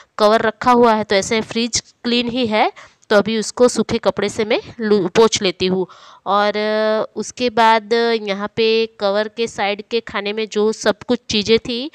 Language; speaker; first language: Hindi; non-native, local second language; Gujarati